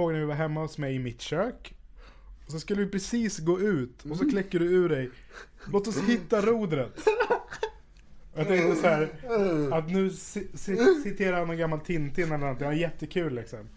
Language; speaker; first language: Swedish; native; Swedish